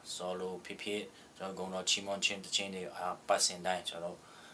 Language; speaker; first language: Burmese; non-native, local second language; Tedim Chin